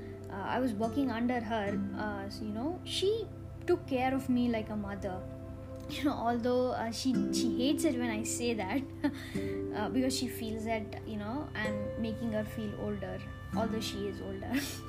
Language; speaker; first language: English; non-native, local second language; Tamil